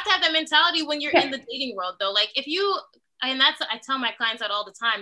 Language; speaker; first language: English; native; English